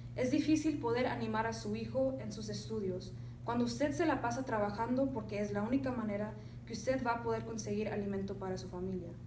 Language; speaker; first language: Spanish; early bilingual, other home language; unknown